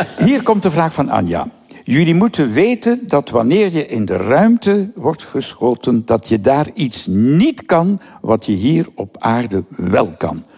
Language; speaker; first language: Dutch; native; Dutch